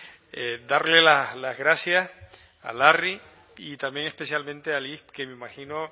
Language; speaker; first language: Spanish; native; Spanish